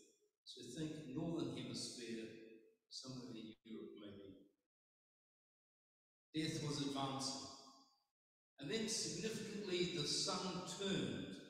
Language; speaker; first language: English; native; English